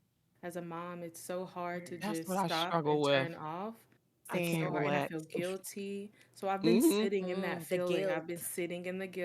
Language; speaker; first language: English; native; English